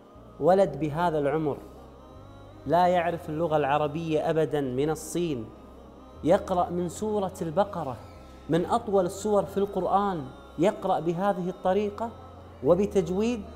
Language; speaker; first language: Arabic; native; Arabic